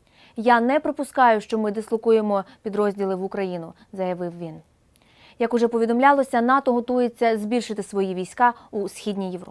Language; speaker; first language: Ukrainian; native; Ukrainian